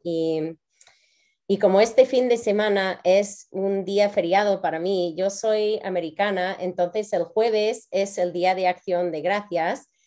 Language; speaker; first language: Spanish; non-native, fluent; English